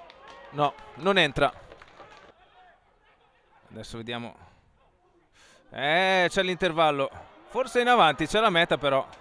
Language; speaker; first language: Italian; native; Italian